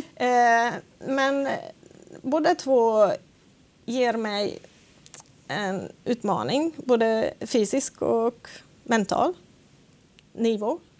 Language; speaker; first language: Swedish; non-native, fluent; Hungarian